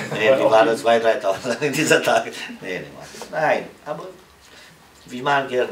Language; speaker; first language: German; non-native, learner; Romanian